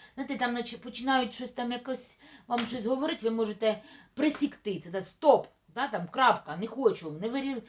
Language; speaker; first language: Ukrainian; non-native, local second language; Russian